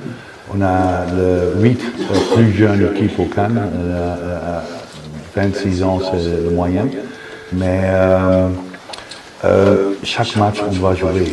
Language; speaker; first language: French; non-native, fluent; Dutch